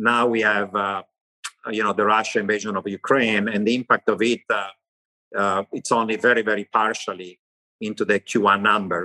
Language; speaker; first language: English; non-native, fluent; Italian